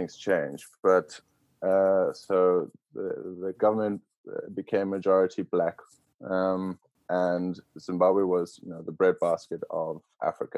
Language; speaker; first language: English; native; English